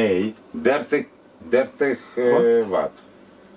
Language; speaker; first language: Dutch; non-native, learner; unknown